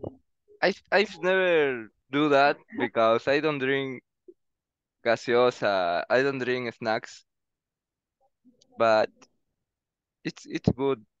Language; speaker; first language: English; non-native, learner; Spanish